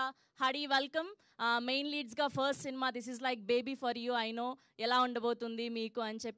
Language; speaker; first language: Telugu; native; Telugu